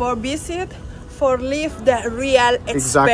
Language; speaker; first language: English; non-native, learner; Spanish